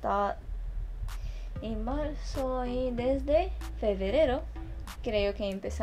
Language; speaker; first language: Spanish; non-native, fluent; Portuguese